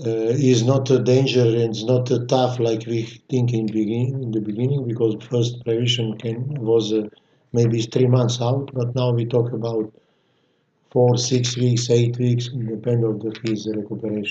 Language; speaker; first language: English; non-native, fluent; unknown